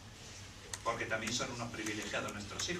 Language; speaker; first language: Spanish; native; Spanish